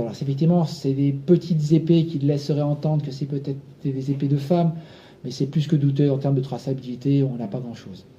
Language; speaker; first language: French; native; French